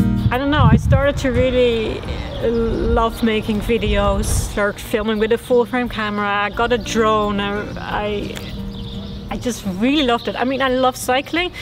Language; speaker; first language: English; non-native, fluent; Dutch